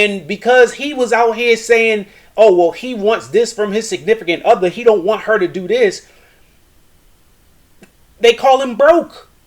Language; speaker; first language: English; native; English